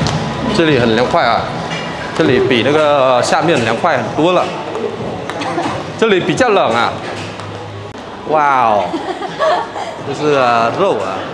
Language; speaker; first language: Chinese; non-native, learner; Vietnamese